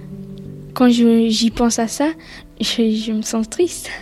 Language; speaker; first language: French; early bilingual, other home language; Pashto